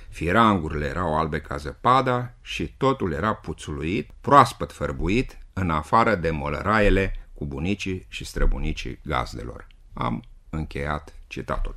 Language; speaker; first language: Romanian; native; Romanian